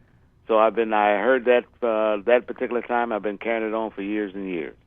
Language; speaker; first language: English; native; English